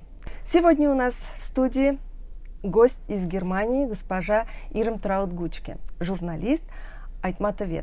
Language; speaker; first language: Russian; native; Russian